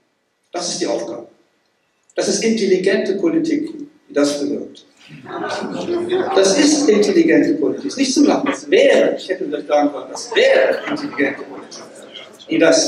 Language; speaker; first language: German; native; German